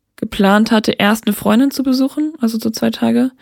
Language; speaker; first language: German; native; German